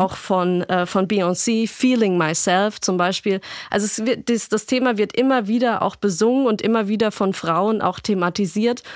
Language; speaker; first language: German; native; German